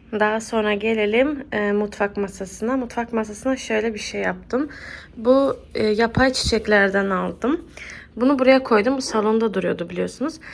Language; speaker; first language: Turkish; early bilingual, heritage; Turkish